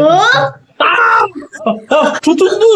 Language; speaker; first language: Turkish; native; Turkish